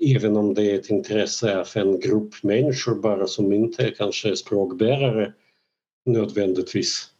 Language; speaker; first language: Swedish; non-native, fluent; Russian